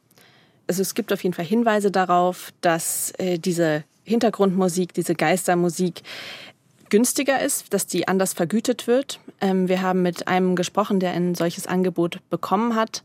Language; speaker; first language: German; native; German